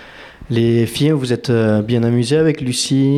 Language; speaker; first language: French; native; French